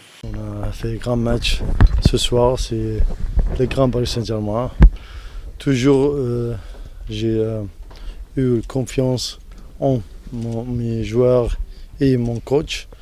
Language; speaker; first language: French; non-native, local second language; Arabic